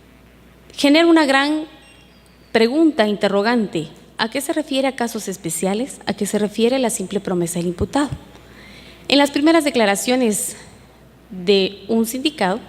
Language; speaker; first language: Spanish; native; Spanish